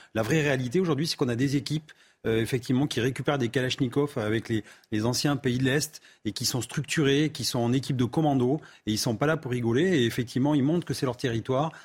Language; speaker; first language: French; native; French